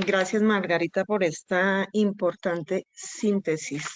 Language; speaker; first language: Spanish; native; Spanish